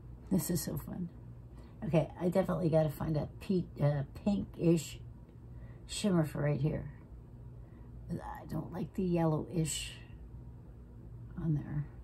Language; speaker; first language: English; native; English